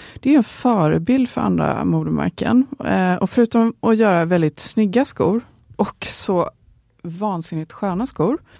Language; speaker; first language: Swedish; native; Swedish